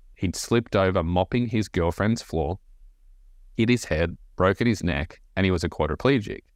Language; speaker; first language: English; native; English